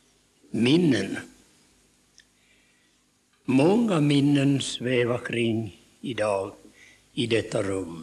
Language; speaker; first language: Swedish; native; Swedish